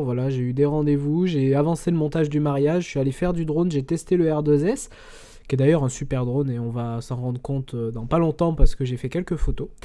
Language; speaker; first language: French; native; French